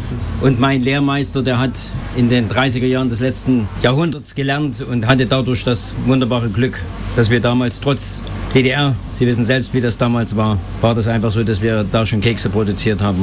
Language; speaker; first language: German; native; German